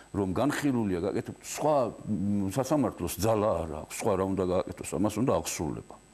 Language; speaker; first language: Georgian; native; Georgian